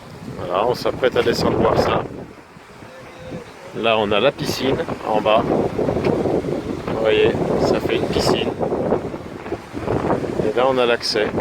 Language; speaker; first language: French; native; French